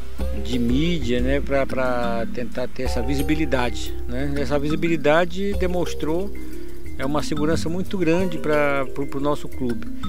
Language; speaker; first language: Portuguese; native; Portuguese